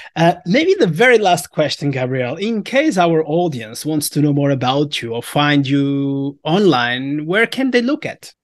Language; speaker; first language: English; non-native, fluent; Portuguese